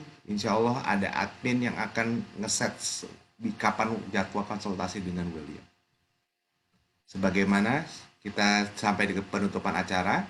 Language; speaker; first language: Indonesian; native; Indonesian